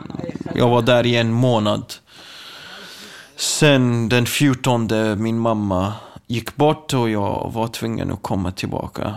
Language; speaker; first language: Swedish; non-native, fluent; Kurdish